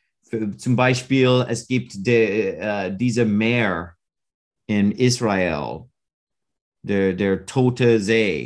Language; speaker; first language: German; non-native, learner; English